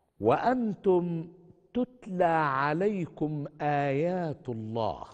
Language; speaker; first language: Arabic; native; Arabic